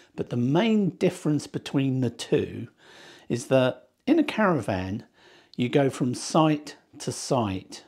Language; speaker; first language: English; native; English